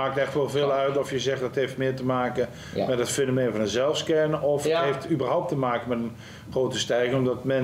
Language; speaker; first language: Dutch; native; Dutch